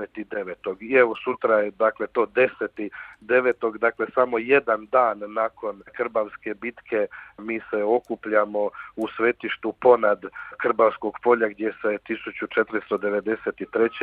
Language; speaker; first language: Croatian; native; Croatian